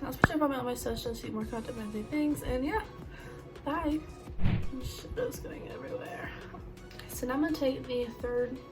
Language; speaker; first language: English; native; English